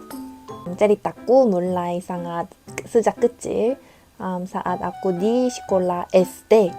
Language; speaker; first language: Indonesian; non-native, fluent; Korean